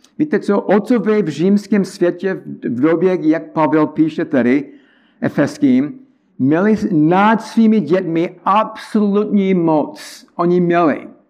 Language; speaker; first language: Czech; non-native, learner; English